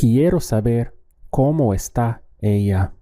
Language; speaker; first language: Spanish; non-native, fluent; English